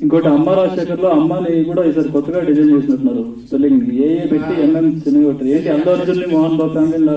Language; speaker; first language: Telugu; native; Telugu